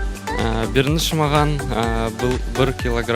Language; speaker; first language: Kazakh; non-native, local second language; Russian